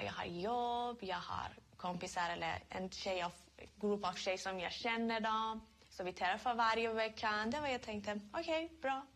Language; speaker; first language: Swedish; non-native, learner; Persian